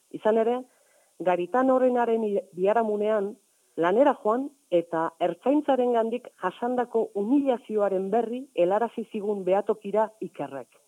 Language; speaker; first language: Basque; native; Basque